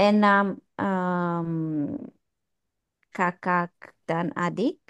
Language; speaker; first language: Indonesian; non-native, learner; English